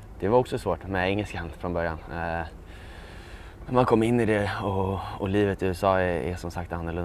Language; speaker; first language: Swedish; native; Swedish